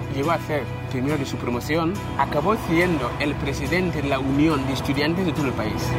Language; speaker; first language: Spanish; non-native, fluent; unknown